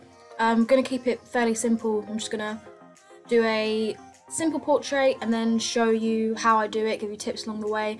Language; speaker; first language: English; native; English